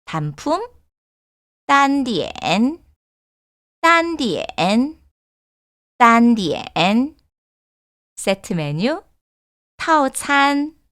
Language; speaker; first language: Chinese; non-native, fluent; Korean